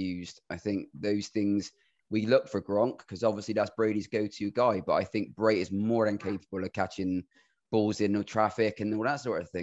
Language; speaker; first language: English; native; English